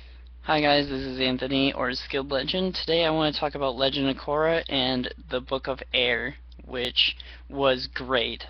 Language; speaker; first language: English; native; English